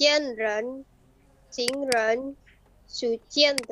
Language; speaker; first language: Chinese; non-native, learner; Indonesian